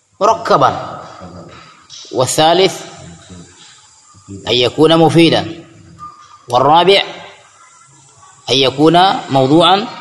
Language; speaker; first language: Arabic; non-native, fluent; Indonesian